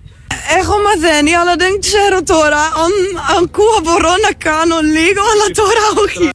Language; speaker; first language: Greek; non-native, learner; Dutch